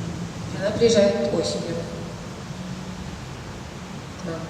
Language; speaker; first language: Russian; native; Russian